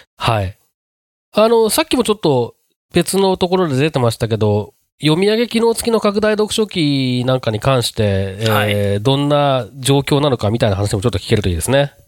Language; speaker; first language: Japanese; native; Japanese